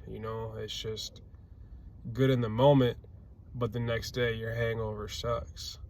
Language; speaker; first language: English; native; English